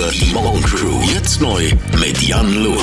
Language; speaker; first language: German; native; German